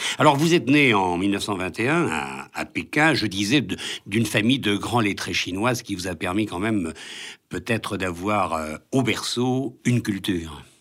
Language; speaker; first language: French; native; French